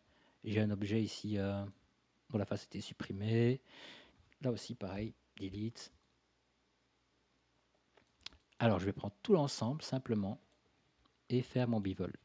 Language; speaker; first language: French; native; French